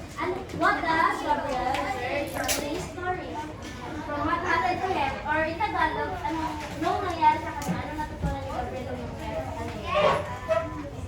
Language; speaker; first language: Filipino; non-native, local second language; Cebuano